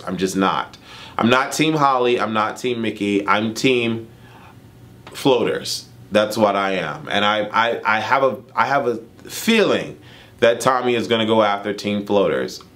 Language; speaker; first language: English; native; English